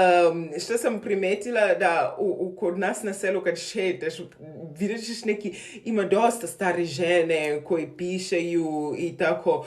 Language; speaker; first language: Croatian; non-native, fluent; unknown